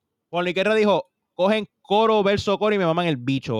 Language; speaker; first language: Spanish; native; Spanish